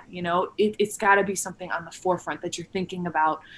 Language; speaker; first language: English; native; English